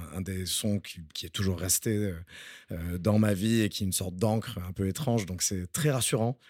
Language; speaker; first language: French; early bilingual, other home language; Spanish